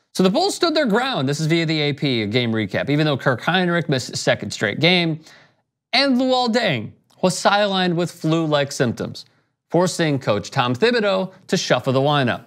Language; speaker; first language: English; native; English